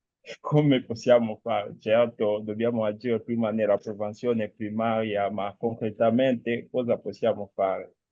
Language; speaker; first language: Italian; non-native, fluent; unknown